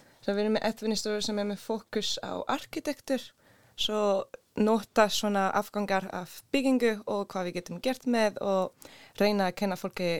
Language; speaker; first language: Icelandic; non-native, learner; Swedish